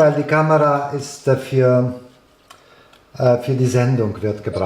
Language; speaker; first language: German; non-native, fluent; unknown